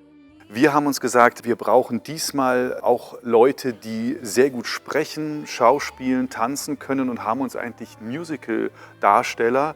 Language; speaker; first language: German; native; German